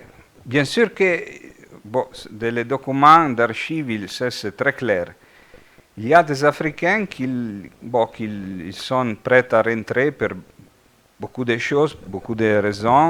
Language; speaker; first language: French; non-native, fluent; Italian